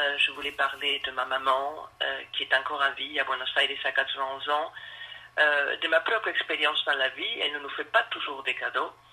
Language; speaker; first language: French; non-native, fluent; Spanish